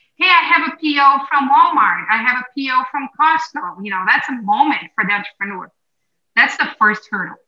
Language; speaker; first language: English; non-native, fluent; Portuguese